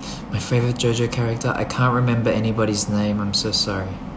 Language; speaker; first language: English; early bilingual, other home language; Thai